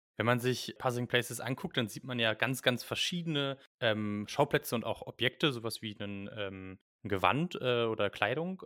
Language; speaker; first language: German; native; German